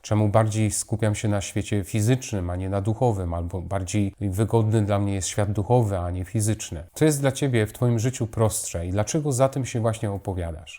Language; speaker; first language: Polish; native; Polish